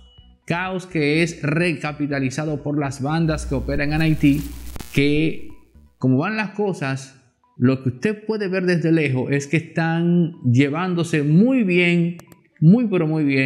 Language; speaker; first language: Spanish; native; Spanish